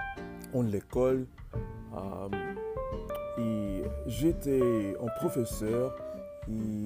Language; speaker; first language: French; non-native, learner; English